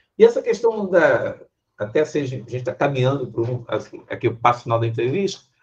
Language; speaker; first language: Portuguese; native; Portuguese